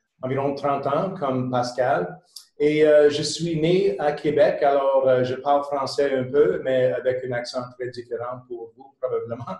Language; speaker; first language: French; non-native, local second language; English